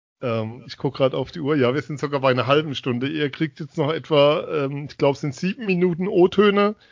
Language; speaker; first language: German; native; German